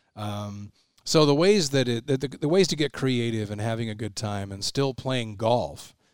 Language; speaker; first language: English; native; English